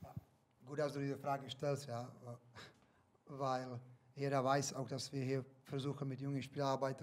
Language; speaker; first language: German; non-native, fluent; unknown